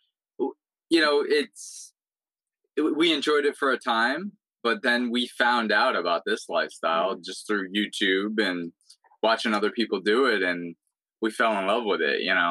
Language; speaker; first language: English; native; English